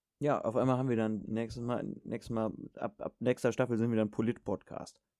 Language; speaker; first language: German; native; German